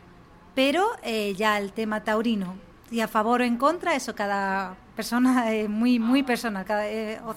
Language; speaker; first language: Spanish; native; Spanish